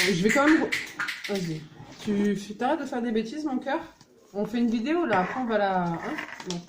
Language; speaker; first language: French; native; French